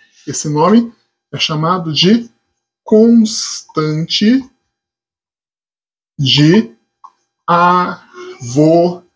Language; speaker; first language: Portuguese; native; Portuguese